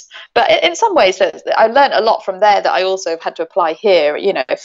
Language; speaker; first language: English; native; English